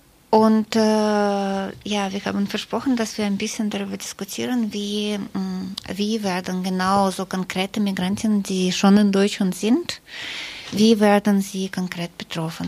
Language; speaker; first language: German; non-native, fluent; Russian